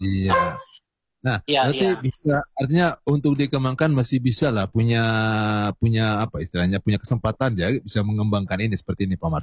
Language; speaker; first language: Indonesian; native; Indonesian